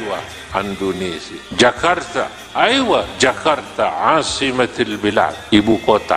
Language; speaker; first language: Indonesian; native; Indonesian